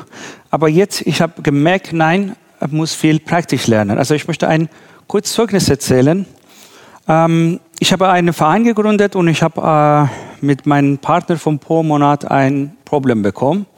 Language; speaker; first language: German; non-native, learner; Persian